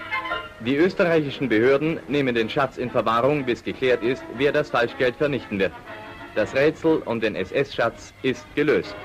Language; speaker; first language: German; native; German